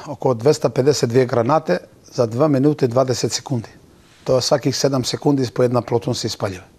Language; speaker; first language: Bosnian; non-native, local second language; Turkish